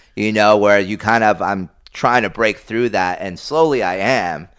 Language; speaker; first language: English; early bilingual, other home language; Spanish